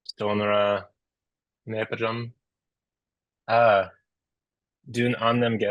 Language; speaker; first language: Turkish; non-native, learner; English